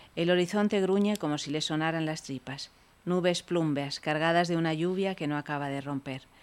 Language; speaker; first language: Spanish; early bilingual, other home language; Italian